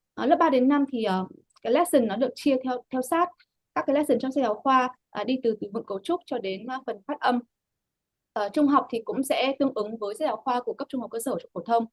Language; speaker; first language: Vietnamese; native; Vietnamese